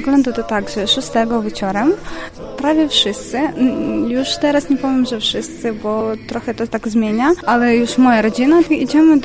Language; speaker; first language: Polish; non-native, fluent; Ukrainian